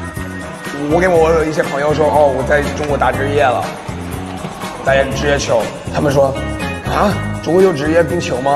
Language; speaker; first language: Chinese; early bilingual, other home language; English